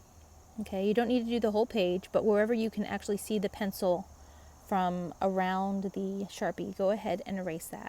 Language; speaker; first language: English; native; English